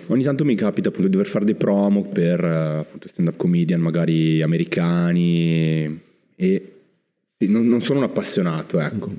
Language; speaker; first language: Italian; native; Italian